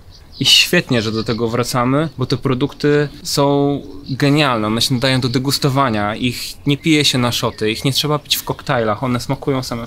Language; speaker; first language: Polish; native; Polish